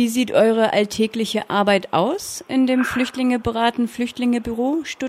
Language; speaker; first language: German; native; German